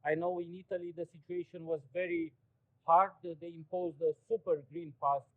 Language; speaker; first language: English; non-native, fluent; Romanian